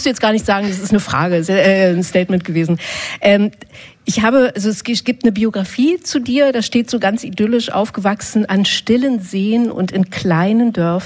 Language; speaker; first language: German; native; German